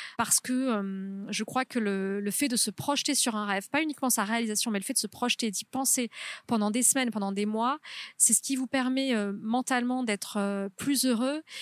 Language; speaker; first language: French; native; French